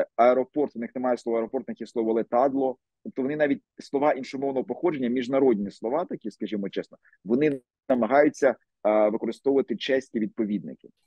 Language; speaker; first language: Ukrainian; native; Ukrainian